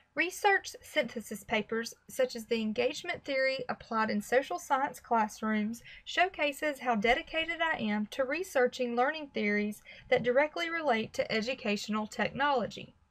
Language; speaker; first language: English; native; English